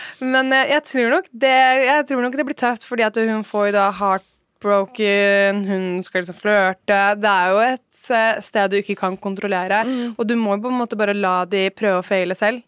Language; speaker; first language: Norwegian; native; Norwegian